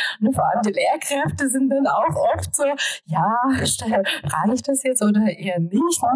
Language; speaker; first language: German; early bilingual, other home language; Russian